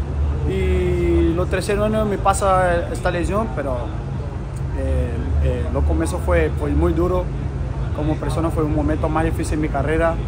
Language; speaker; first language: Spanish; non-native, learner; Portuguese